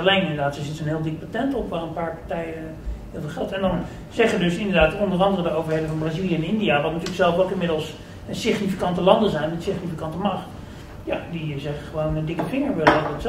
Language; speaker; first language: Dutch; native; Dutch